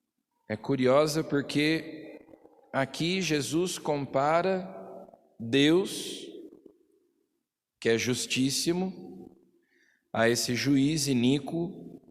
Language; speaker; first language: Portuguese; native; Portuguese